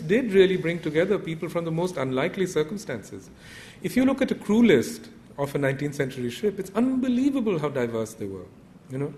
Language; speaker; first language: English; non-native, local second language; Bangla